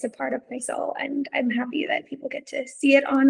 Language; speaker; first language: English; native; English